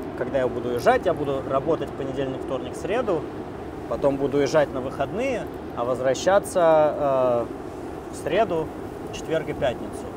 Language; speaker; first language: Russian; early bilingual, heritage; Russian